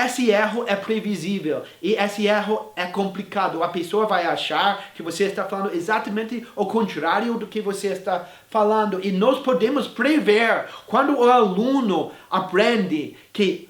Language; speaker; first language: Portuguese; non-native, fluent; English